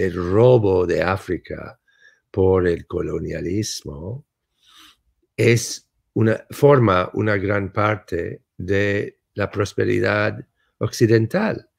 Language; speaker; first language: Spanish; non-native, fluent; English